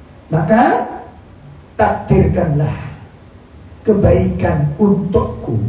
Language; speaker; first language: Indonesian; non-native, local second language; Javanese